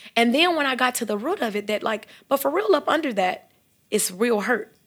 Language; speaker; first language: English; native; English